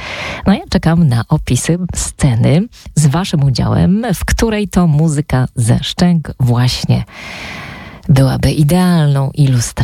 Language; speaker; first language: Polish; native; Polish